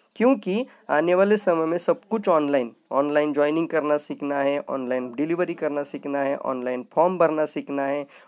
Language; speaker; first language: Hindi; non-native, local second language; Marathi